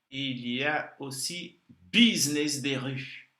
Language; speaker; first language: French; non-native, fluent; Portuguese